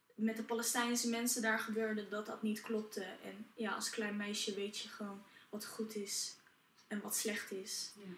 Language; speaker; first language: Dutch; early bilingual, other home language; Arabic